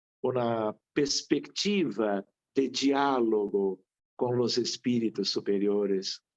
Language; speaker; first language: Spanish; non-native, fluent; Portuguese